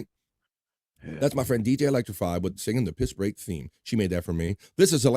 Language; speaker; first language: English; native; English